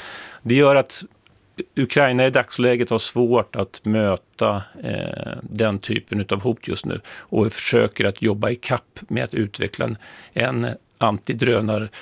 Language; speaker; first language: Swedish; native; Swedish